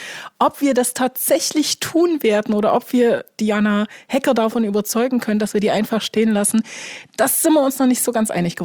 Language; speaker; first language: German; native; German